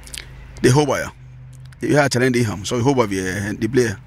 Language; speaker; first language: Danish; non-native, fluent; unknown